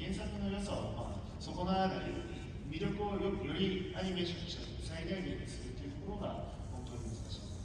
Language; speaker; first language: Japanese; native; Japanese